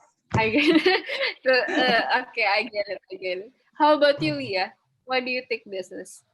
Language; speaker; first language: English; non-native, fluent; Indonesian